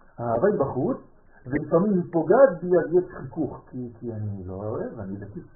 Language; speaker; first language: Hebrew; non-native, fluent; French